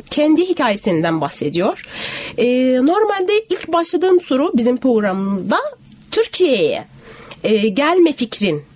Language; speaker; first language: Turkish; non-native, fluent; Arabic